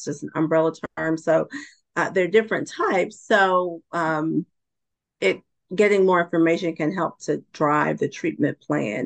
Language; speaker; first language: English; native; English